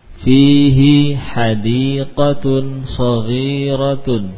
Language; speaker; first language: Arabic; non-native, fluent; Indonesian